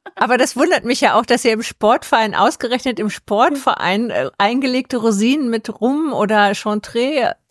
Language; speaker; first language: German; native; German